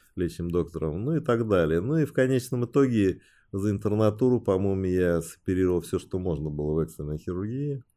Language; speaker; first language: Russian; early bilingual, other home language; Chinese